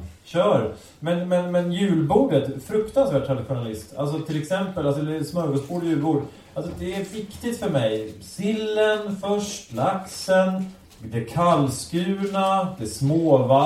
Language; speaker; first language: Swedish; native; Swedish